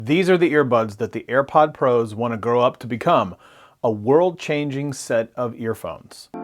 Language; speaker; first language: English; native; English